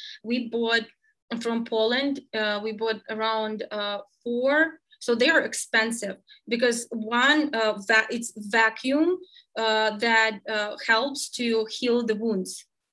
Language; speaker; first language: English; non-native, fluent; Ukrainian